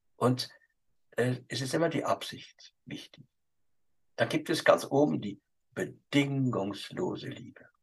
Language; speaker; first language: German; non-native, fluent; French